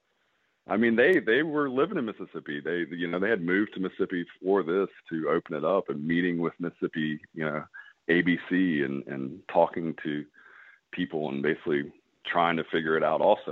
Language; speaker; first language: English; native; English